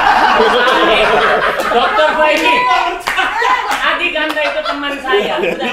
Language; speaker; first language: Indonesian; native; Indonesian